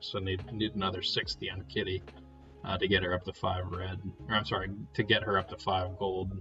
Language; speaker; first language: English; native; English